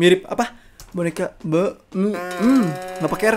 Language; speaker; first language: Indonesian; native; Indonesian